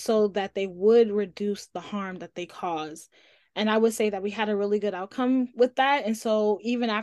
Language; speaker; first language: English; native; English